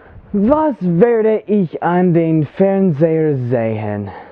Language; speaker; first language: German; non-native, learner; English